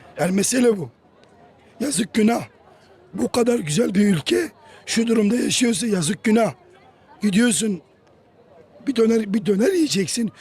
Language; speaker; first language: Turkish; native; Turkish